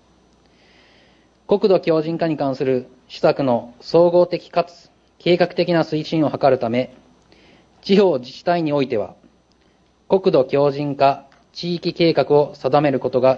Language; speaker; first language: Japanese; native; Japanese